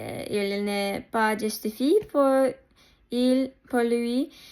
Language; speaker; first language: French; non-native, learner; English